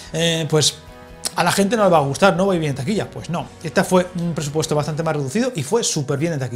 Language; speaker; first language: Spanish; native; Spanish